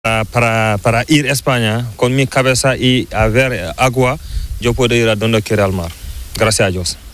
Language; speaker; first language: Spanish; non-native, learner; Fula